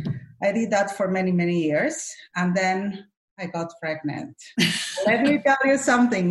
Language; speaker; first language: English; non-native, fluent; Spanish